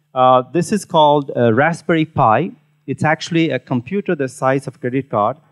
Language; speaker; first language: English; non-native, local second language; Tamil